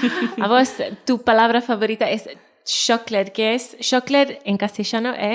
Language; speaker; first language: Spanish; non-native, fluent; Welsh